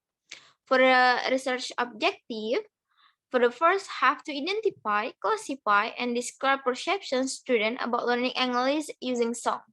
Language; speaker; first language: English; non-native, learner; Indonesian